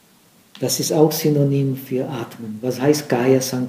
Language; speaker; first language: German; non-native, fluent; Czech